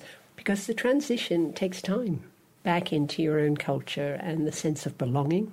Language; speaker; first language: English; native; English